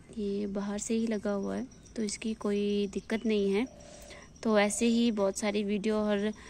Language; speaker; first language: Hindi; native; Hindi